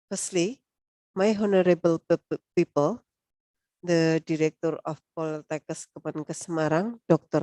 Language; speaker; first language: English; non-native, learner; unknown